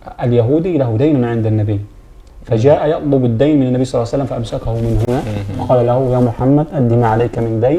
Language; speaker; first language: Arabic; native; Arabic